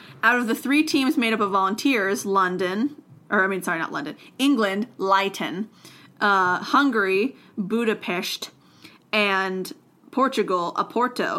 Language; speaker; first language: English; native; English